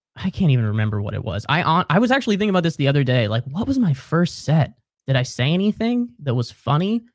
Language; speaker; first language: English; native; English